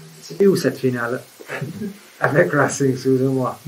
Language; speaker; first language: French; non-native, fluent; English